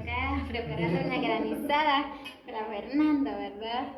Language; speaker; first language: Spanish; native; Spanish